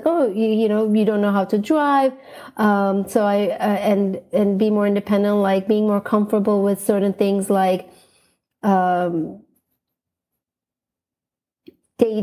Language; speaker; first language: English; non-native, fluent; Turkish